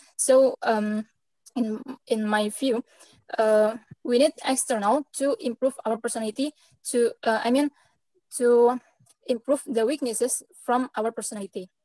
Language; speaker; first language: English; non-native, learner; Indonesian